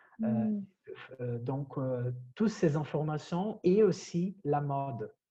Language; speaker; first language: French; non-native, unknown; Portuguese